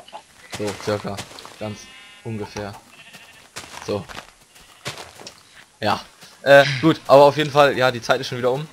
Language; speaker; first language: German; native; German